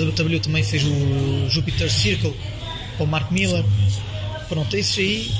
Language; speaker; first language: Portuguese; early bilingual, heritage; French